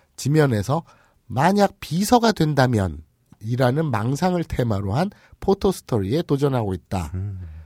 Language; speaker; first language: Korean; native; Korean